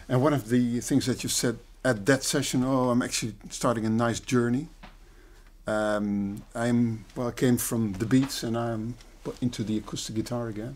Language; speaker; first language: English; non-native, fluent; Dutch